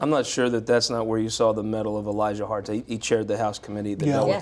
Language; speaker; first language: English; native; English